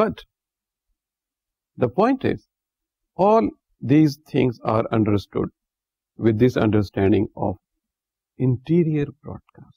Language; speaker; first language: English; non-native, local second language; Urdu